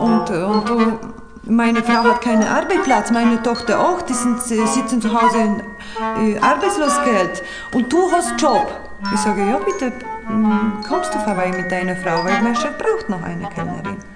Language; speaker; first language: German; non-native, learner; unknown